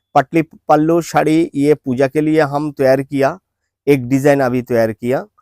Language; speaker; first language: Hindi; non-native, local second language; Bangla